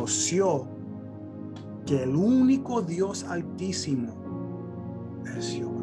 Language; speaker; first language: Spanish; early bilingual, heritage; Spanish